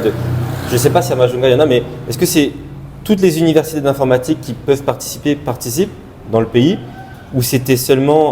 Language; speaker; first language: French; non-native, local second language; Malagasy